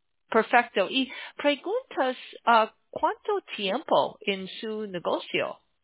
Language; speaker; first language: Spanish; non-native, learner; English